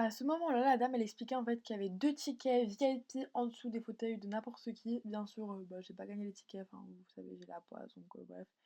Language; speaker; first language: French; native; French